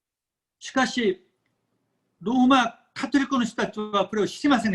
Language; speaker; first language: Japanese; non-native, fluent; Korean